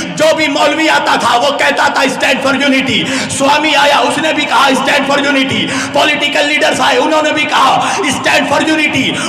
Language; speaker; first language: Urdu; native; Urdu